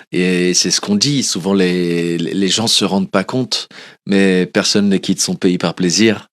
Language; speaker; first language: French; early bilingual, other home language; Portuguese